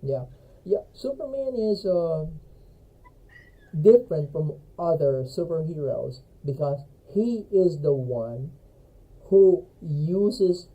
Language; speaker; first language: English; non-native, fluent; Filipino